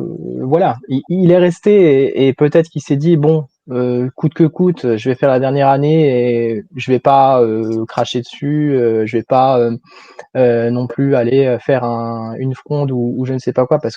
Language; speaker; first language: French; native; French